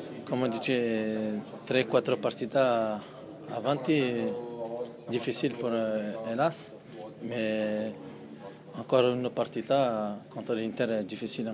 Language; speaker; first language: Italian; non-native, learner; French